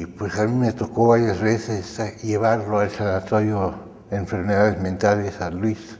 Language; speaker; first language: Spanish; early bilingual, other home language; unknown